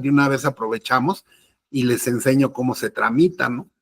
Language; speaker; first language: Spanish; native; Spanish